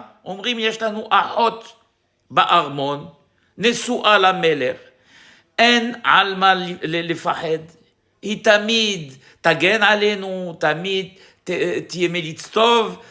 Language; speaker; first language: Hebrew; non-native, fluent; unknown